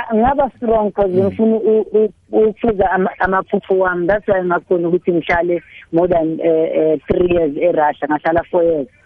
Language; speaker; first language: Zulu; non-native, local second language; South Ndebele